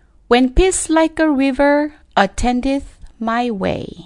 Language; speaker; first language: English; non-native, fluent; Korean